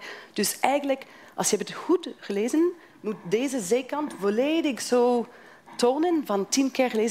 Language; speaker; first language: Dutch; non-native, fluent; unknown